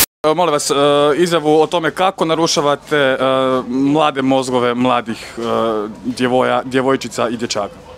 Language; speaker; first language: Croatian; native; Croatian